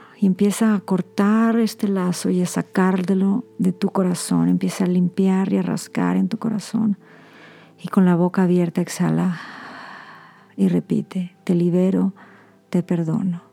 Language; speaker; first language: Spanish; native; Spanish